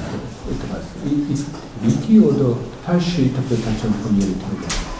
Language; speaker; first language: German; non-native, learner; Korean